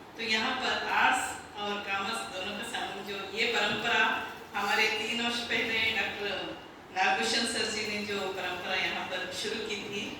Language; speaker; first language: Hindi; non-native, local second language; Kannada